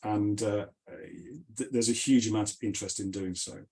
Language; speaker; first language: English; native; English